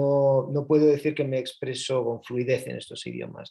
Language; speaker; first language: Spanish; early bilingual, heritage; Spanish